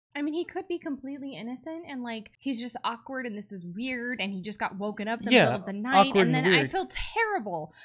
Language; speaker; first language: English; native; English